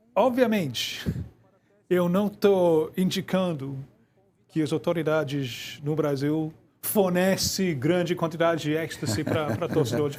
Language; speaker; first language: Portuguese; non-native, fluent; English